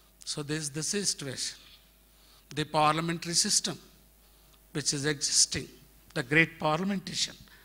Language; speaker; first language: English; non-native, local second language; Telugu